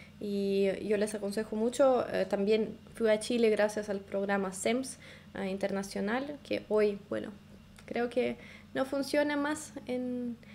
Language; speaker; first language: Spanish; non-native, fluent; Russian